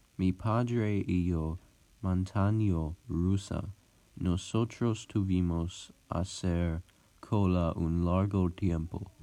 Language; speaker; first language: Spanish; non-native, learner; English